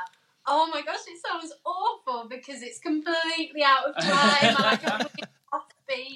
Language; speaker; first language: English; native; English